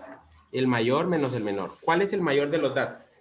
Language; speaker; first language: Spanish; native; Spanish